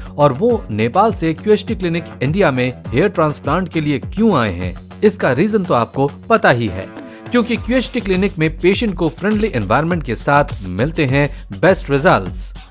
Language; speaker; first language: Hindi; native; Hindi